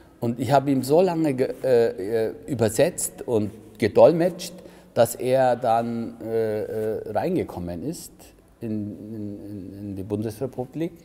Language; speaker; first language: German; early bilingual, other home language; Turkish